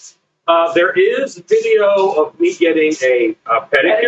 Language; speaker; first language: English; native; English